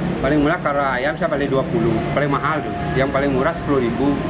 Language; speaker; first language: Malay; non-native, local second language; Balinese